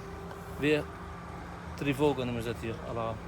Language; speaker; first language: Dutch; native; Dutch